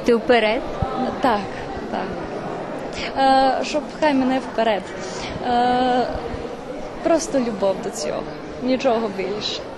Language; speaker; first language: Ukrainian; non-native, local second language; Serbian